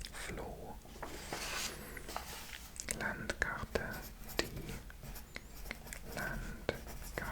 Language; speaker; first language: German; non-native, learner; English